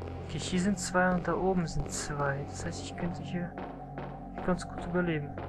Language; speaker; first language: German; native; German